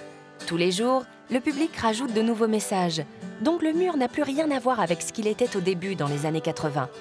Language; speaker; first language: French; native; French